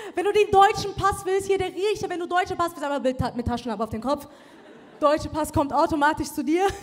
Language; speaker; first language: German; early bilingual, other home language; Persian